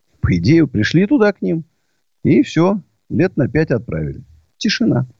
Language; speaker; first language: Russian; native; Russian